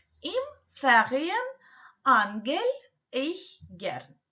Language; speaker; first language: German; non-native, learner; Ukrainian